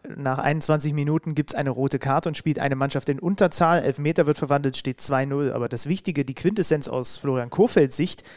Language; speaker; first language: German; non-native, fluent; Danish